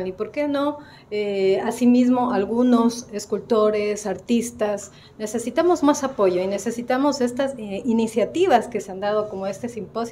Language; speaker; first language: Spanish; native; Spanish